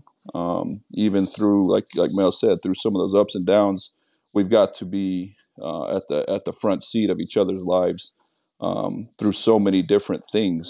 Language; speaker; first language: English; native; English